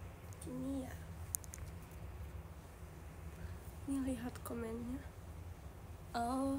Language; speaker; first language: Indonesian; non-native, learner; Japanese